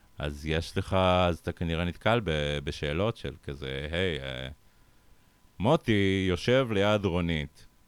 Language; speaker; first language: Hebrew; early bilingual, other home language; Russian